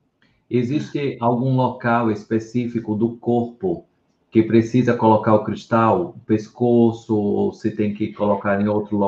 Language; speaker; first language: Spanish; non-native, learner; Portuguese